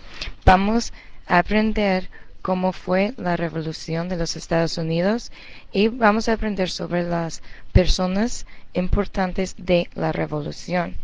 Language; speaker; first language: Spanish; early bilingual, heritage; Spanish